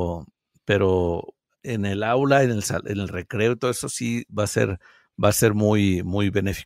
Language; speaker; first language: Spanish; native; Spanish